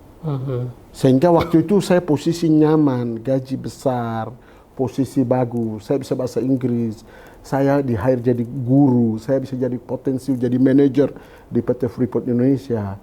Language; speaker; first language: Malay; non-native, local second language; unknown